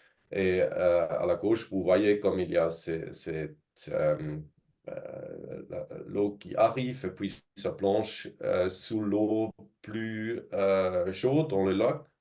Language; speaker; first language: French; non-native, fluent; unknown